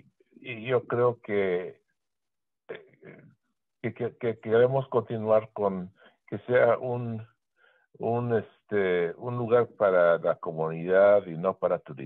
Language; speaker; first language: Spanish; early bilingual, heritage; Spanish